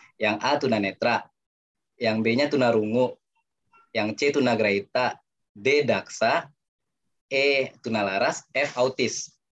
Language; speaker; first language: Indonesian; non-native, local second language; Minangkabau